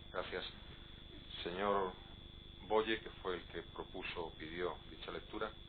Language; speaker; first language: Spanish; native; Spanish